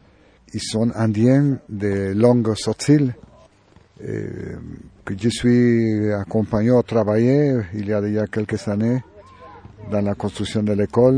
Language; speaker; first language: French; non-native, learner; Spanish